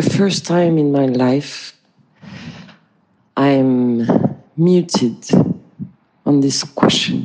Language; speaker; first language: English; native; English